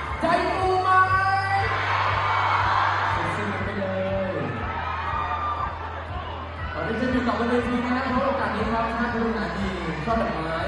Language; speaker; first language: Thai; native; Thai